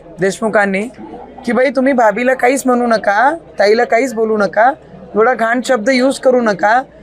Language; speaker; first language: Marathi; non-native, local second language; Punjabi